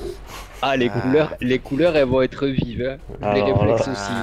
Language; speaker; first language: French; native; French